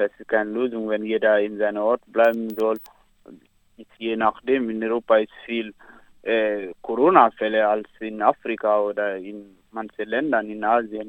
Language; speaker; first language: German; non-native, learner; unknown